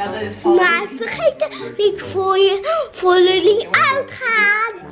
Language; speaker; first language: Dutch; early bilingual, other home language; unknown